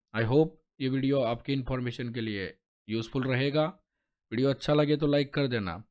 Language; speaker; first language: Hindi; non-native, local second language; Marathi